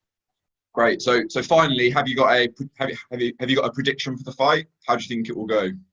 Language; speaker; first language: English; native; English